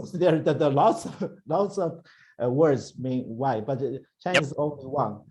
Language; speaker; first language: English; non-native, learner; Chinese